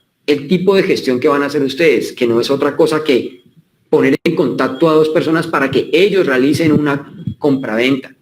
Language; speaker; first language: Spanish; native; Spanish